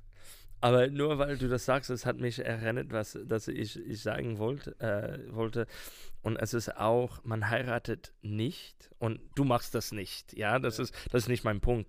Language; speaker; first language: German; non-native, learner; English